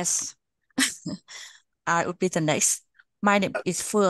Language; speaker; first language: English; non-native, fluent; Vietnamese